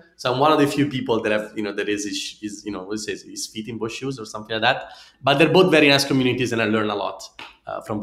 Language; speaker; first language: English; non-native, fluent; Italian